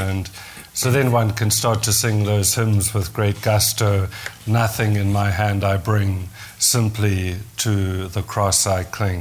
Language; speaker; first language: English; native; English